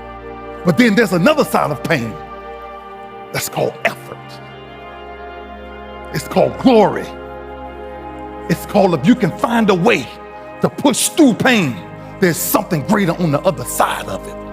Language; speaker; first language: English; native; English